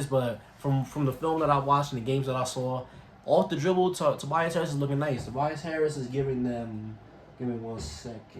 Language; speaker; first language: English; native; English